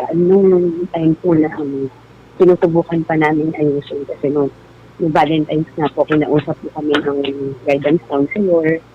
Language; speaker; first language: Filipino; native; Filipino